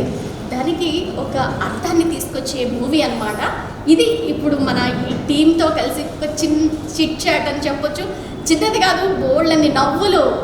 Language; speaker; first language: Telugu; native; Telugu